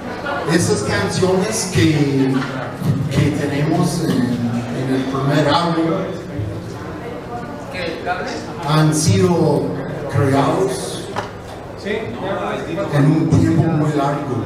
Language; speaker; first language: Spanish; non-native, fluent; English